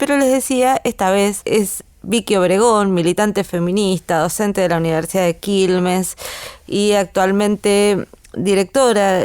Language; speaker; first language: Spanish; native; Spanish